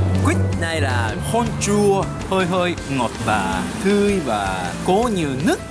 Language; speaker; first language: Vietnamese; non-native, learner; Japanese